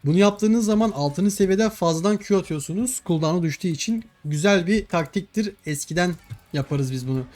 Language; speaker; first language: Turkish; native; Turkish